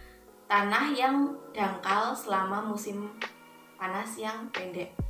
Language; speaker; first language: Indonesian; native; Indonesian